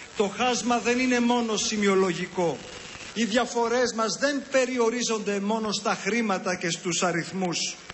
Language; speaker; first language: Greek; early bilingual, heritage; Greek